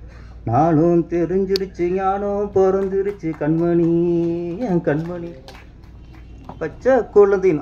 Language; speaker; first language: Tamil; native; Tamil